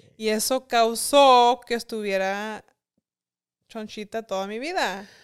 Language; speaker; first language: Spanish; early bilingual, heritage; Spanish